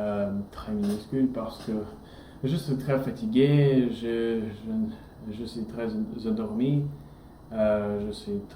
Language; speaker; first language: French; non-native, learner; English